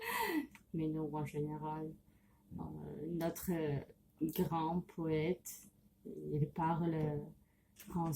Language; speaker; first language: French; non-native, learner; Russian